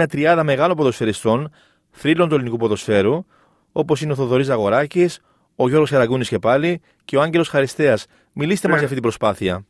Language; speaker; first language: Greek; native; Greek